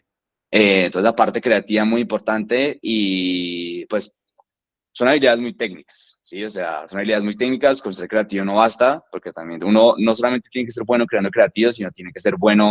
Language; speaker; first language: Spanish; native; Spanish